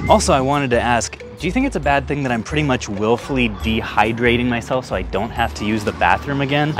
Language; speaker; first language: English; native; English